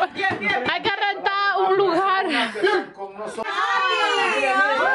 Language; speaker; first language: Spanish; early bilingual, heritage; English